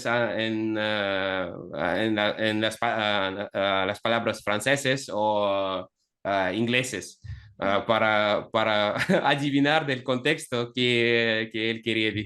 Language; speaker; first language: Spanish; non-native, fluent; Russian